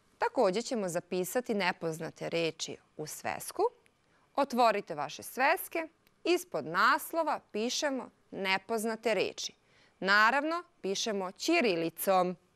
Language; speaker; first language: Serbian; non-native, local second language; Hungarian